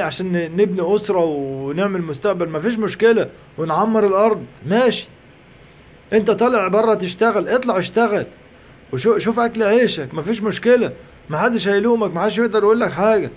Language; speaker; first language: Arabic; native; Arabic